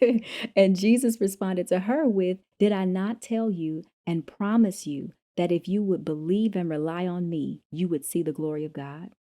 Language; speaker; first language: English; native; English